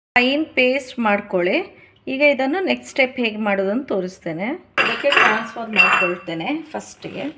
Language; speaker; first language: Kannada; native; Kannada